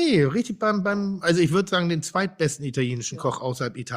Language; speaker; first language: German; native; German